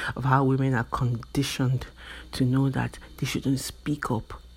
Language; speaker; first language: English; non-native, local second language; Yoruba